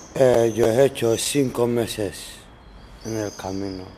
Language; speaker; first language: Spanish; non-native, learner; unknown